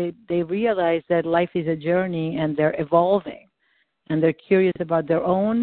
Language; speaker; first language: English; non-native, fluent; Spanish